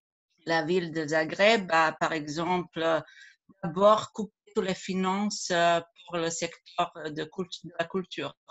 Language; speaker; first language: French; non-native, fluent; Croatian